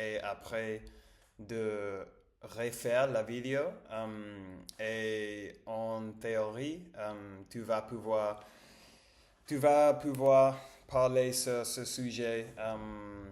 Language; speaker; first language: French; non-native, learner; Spanish